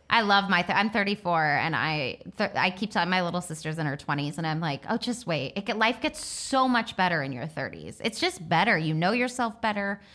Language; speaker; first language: English; native; English